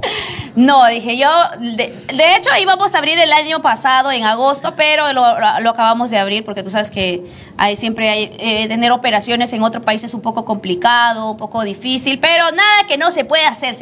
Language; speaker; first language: Spanish; native; Spanish